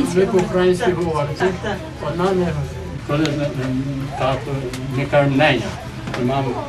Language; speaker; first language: Ukrainian; early bilingual, heritage; Ukrainian